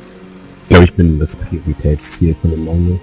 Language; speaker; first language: German; native; German